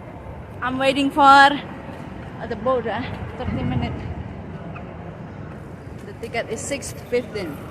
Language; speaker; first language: English; non-native, learner; Malay